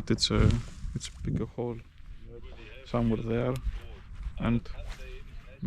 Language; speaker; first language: English; non-native, learner; Greek